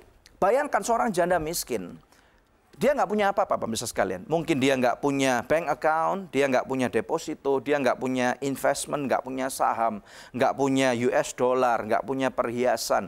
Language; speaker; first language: Indonesian; native; Indonesian